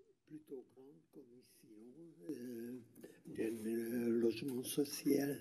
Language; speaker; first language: French; non-native, learner; Hungarian